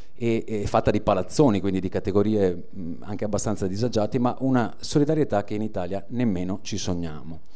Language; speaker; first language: Italian; native; Italian